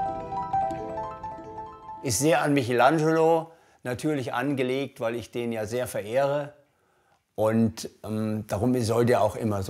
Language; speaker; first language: German; native; German